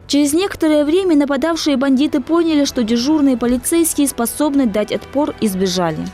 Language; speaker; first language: Russian; native; Russian